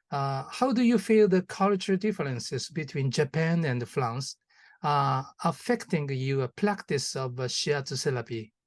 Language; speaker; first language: English; non-native, learner; Japanese